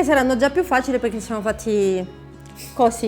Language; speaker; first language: Italian; native; Italian